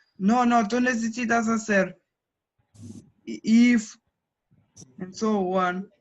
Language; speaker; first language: Spanish; non-native, learner; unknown